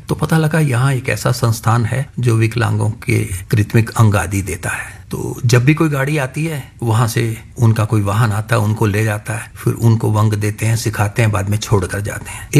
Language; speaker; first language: Hindi; non-native, local second language; Punjabi